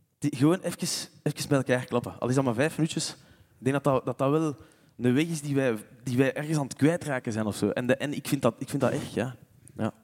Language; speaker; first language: Dutch; native; Dutch